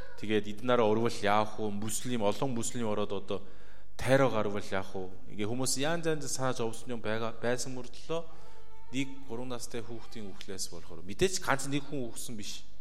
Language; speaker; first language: Mongolian; non-native, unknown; Korean